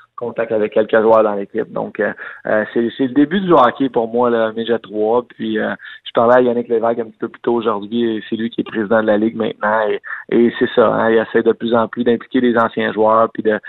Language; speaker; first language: French; native; French